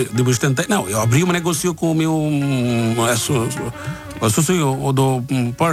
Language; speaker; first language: Portuguese; non-native, learner; Bangla